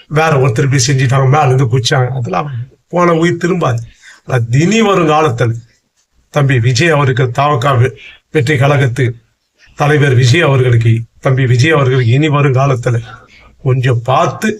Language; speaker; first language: Tamil; native; Tamil